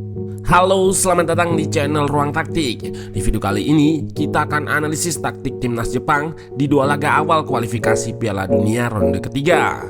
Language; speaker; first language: Indonesian; native; Indonesian